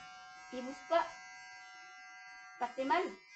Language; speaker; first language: French; non-native, learner; Spanish